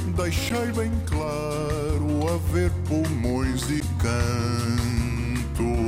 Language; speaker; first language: Portuguese; native; Portuguese